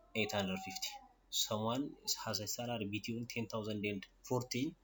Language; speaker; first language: English; non-native, local second language; Amharic